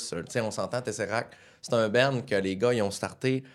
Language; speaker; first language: French; native; French